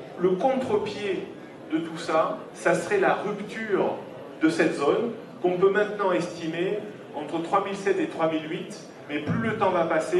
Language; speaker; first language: French; native; French